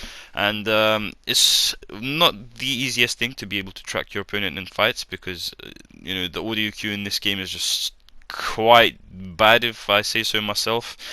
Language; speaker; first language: English; native; English